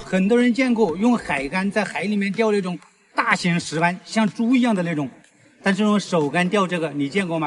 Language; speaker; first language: Chinese; native; Chinese